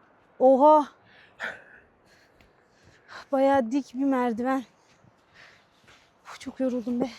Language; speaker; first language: Turkish; native; Turkish